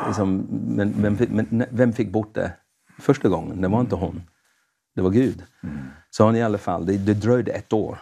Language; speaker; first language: Swedish; non-native, fluent; English